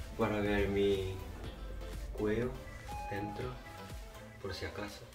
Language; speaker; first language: Spanish; non-native, learner; Korean